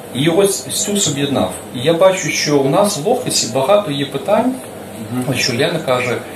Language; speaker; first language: Ukrainian; non-native, local second language; Russian